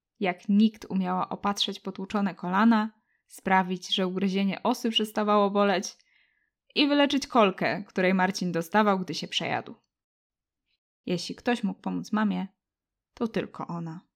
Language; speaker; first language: Polish; native; Polish